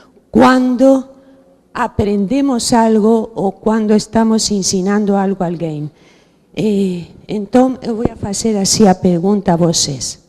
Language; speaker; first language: Portuguese; non-native, fluent; Spanish